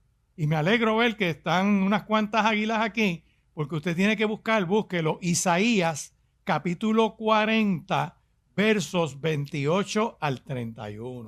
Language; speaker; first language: Spanish; native; Spanish